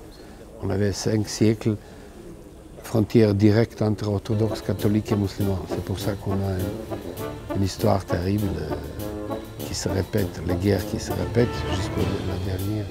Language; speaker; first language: French; non-native, fluent; Serbian